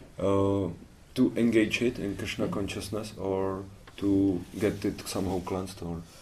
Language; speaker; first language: English; non-native, fluent; Czech